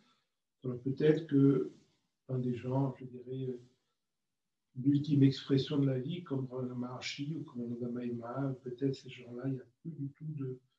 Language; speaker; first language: French; native; French